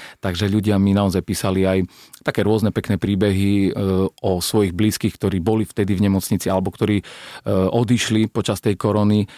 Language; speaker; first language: Slovak; non-native, local second language; Rusyn